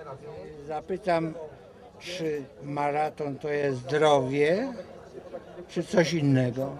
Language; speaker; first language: Polish; native; Polish